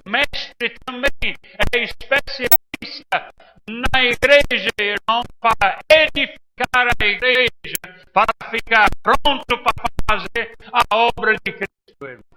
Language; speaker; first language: Portuguese; non-native, fluent; English